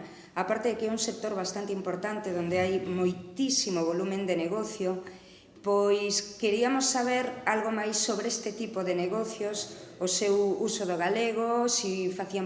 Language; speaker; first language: Galician; native; Galician